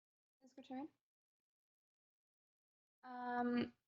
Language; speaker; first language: Spanish; non-native, fluent; English